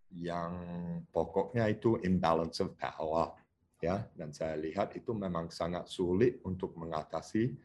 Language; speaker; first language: Indonesian; non-native, fluent; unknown